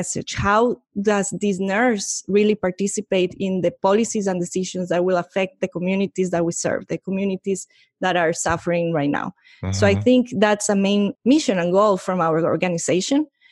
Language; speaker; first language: English; non-native, fluent; Spanish